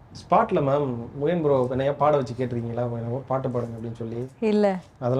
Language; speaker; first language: Tamil; native; Tamil